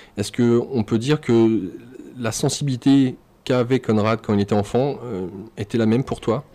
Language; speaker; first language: French; native; French